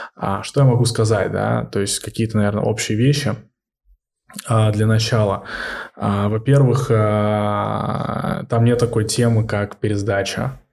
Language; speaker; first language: Russian; early bilingual, heritage; Russian